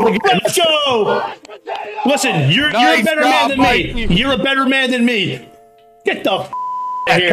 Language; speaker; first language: English; native; English